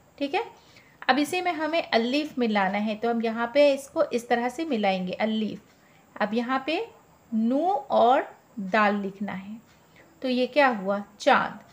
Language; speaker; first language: Hindi; native; Hindi